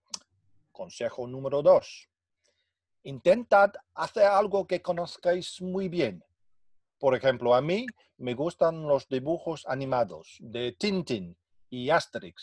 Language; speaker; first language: Spanish; non-native, fluent; English